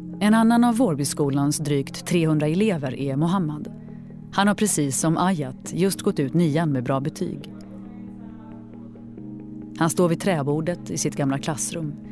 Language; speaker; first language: Swedish; native; Swedish